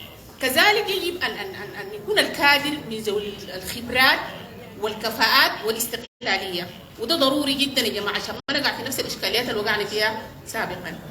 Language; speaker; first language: Arabic; native; Arabic